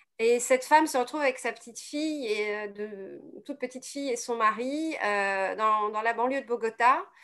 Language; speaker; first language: French; native; French